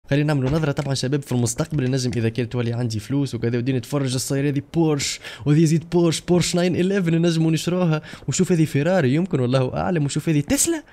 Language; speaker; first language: Arabic; native; Arabic